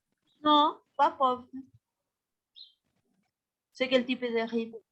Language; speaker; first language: French; non-native, fluent; Spanish